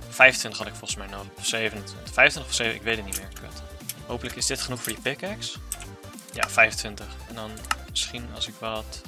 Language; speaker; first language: Dutch; native; Dutch